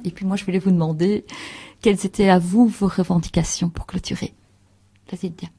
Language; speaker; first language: French; native; French